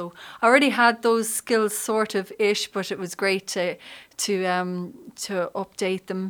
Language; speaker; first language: English; native; English